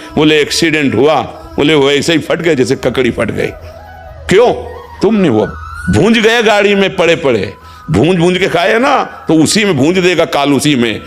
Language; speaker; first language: Hindi; native; Hindi